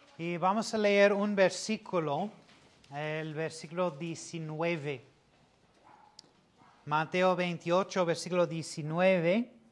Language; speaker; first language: Spanish; non-native, fluent; English